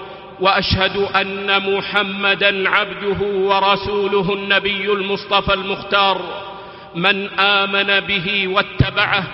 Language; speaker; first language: Arabic; native; Arabic